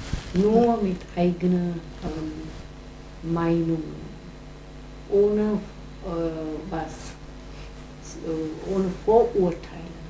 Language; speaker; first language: German; non-native, fluent; Gujarati